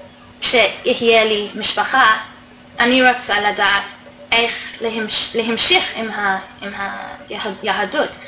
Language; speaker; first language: Hebrew; non-native, fluent; English